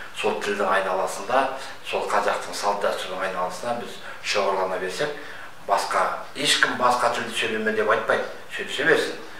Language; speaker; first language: Kazakh; native; Kazakh